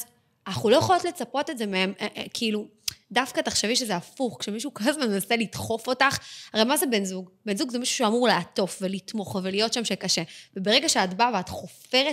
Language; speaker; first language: Hebrew; native; Hebrew